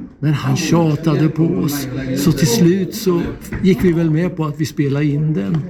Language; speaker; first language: Swedish; native; Swedish